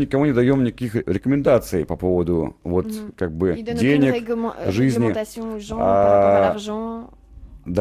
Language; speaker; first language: Russian; native; Russian